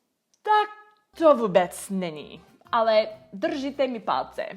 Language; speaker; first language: Czech; non-native, learner; English